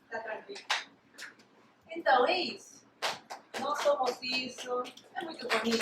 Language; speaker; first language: Portuguese; non-native, fluent; Spanish